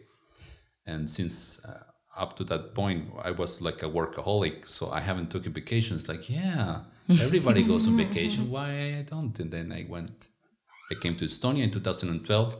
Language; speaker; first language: English; non-native, fluent; Spanish